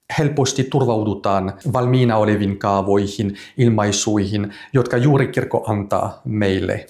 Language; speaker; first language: Finnish; non-native, fluent; French